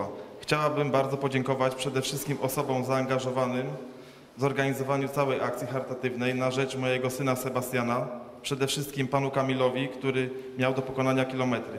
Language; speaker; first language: Polish; native; Polish